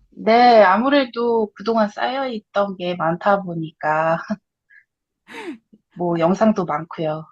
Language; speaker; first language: Korean; native; Korean